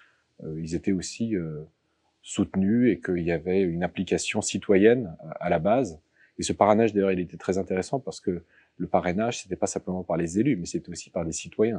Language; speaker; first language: French; native; French